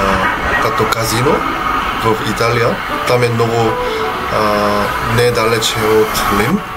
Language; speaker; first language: Bulgarian; non-native, learner; Korean